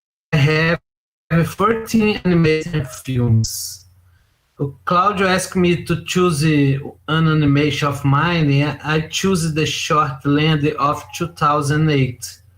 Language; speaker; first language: English; non-native, learner; Portuguese